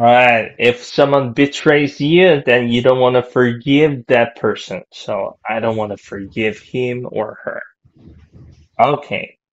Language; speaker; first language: English; non-native, fluent; Korean